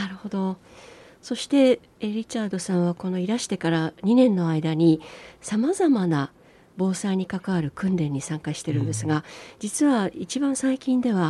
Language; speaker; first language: Japanese; native; Japanese